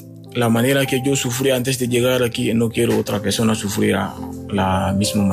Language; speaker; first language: Spanish; non-native, fluent; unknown